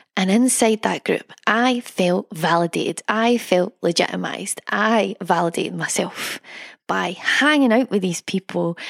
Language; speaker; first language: English; native; English